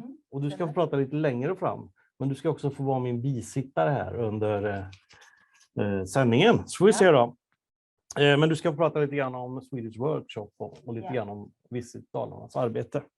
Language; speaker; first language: Swedish; native; Swedish